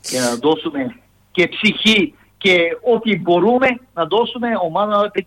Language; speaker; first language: Greek; non-native, fluent; Serbian